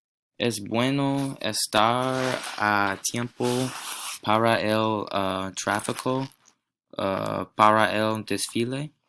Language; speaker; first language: Spanish; non-native, learner; English